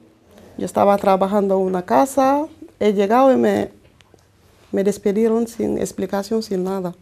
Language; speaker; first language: Spanish; non-native, fluent; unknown